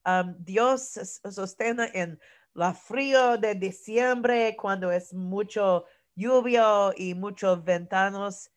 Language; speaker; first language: Spanish; non-native, learner; English